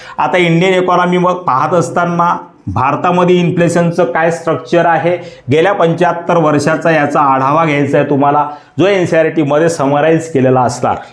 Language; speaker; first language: Marathi; native; Marathi